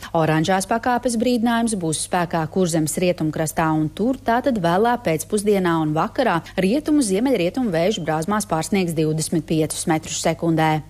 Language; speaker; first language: Latvian; native; Latvian